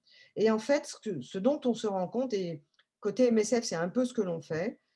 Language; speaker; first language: French; native; French